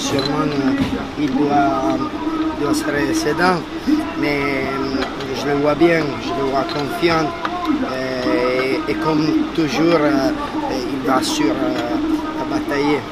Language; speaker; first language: French; non-native, learner; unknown